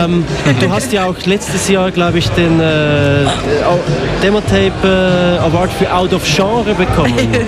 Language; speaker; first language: German; native; German